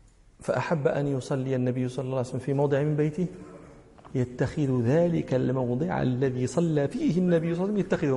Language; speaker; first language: Arabic; native; Arabic